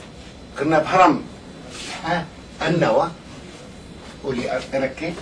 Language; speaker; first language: Korean; non-native, learner; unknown